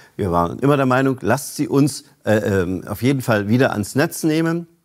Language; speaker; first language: German; native; German